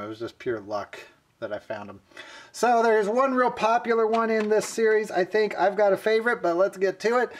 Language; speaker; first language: English; native; English